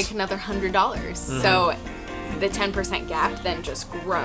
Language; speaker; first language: English; native; English